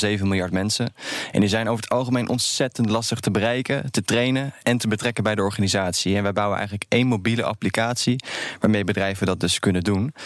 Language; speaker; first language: Dutch; native; Dutch